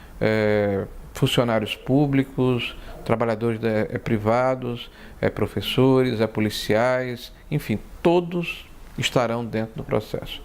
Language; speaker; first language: Portuguese; native; Portuguese